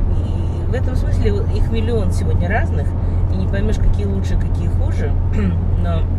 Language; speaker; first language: Russian; native; Russian